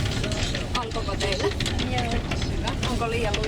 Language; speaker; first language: Finnish; native; Finnish